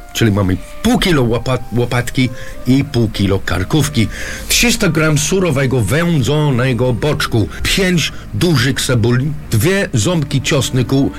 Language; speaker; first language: Polish; non-native, fluent; English